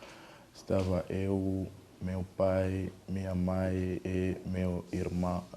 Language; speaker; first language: Portuguese; non-native, learner; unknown